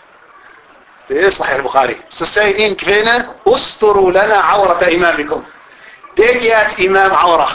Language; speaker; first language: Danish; early bilingual, other home language; Arabic